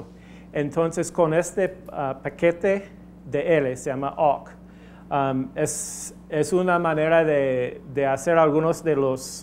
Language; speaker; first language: Spanish; non-native, fluent; English